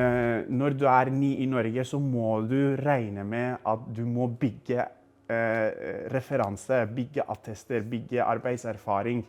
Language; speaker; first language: Norwegian; non-native, fluent; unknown